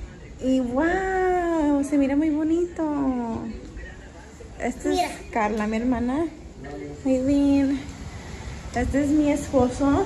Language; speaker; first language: Spanish; early bilingual, heritage; Spanish